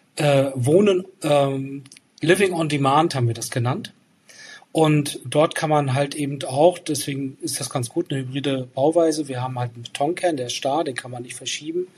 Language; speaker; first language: German; native; German